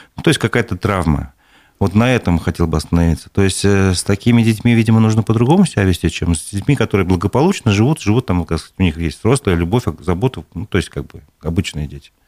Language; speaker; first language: Russian; native; Russian